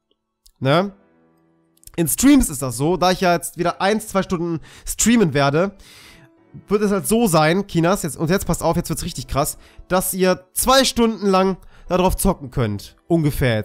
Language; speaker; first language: German; native; German